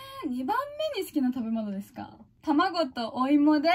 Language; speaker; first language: Japanese; native; Japanese